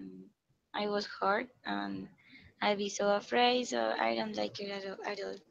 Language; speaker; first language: English; non-native, learner; Spanish